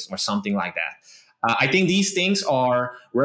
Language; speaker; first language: English; non-native, fluent; Romanian